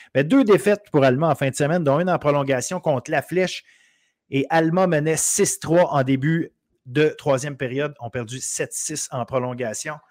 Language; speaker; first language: French; native; French